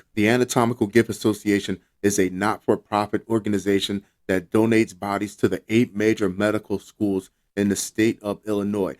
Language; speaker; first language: English; native; English